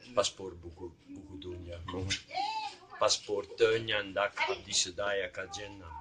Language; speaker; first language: Sundanese; non-native, learner; Dutch